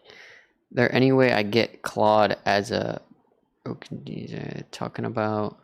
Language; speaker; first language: English; native; English